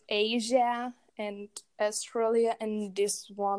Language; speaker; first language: English; non-native, learner; Czech